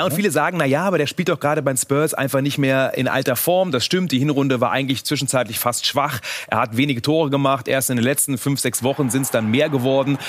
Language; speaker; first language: German; native; German